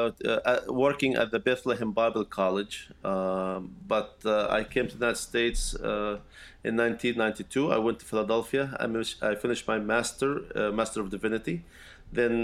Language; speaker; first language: English; non-native, fluent; Arabic